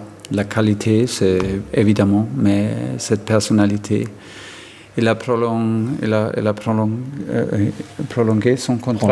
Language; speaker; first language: French; non-native, fluent; German